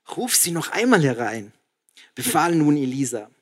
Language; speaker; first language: German; native; German